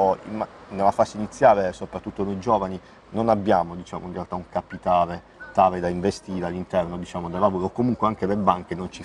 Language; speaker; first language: Italian; native; Italian